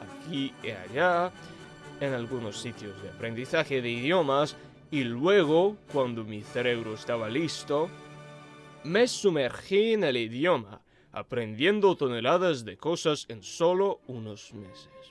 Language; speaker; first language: Spanish; non-native, fluent; Russian